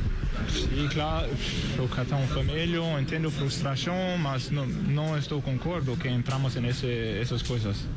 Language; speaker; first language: Portuguese; non-native, fluent; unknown